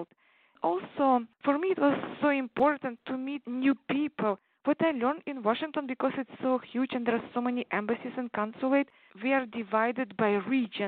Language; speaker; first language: English; non-native, fluent; Tatar